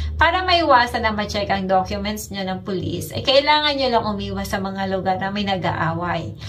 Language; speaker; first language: Filipino; native; Filipino